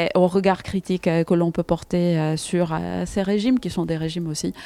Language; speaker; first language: French; non-native, fluent; Greek